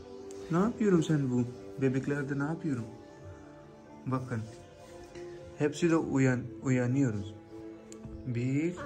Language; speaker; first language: Turkish; non-native, learner; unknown